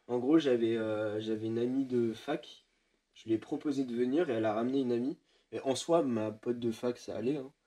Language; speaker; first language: French; native; French